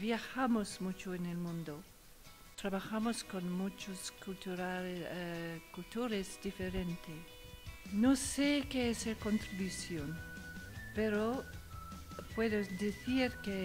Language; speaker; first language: Spanish; non-native, learner; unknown